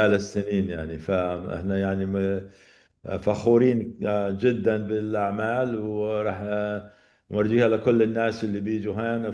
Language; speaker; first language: Arabic; native; Arabic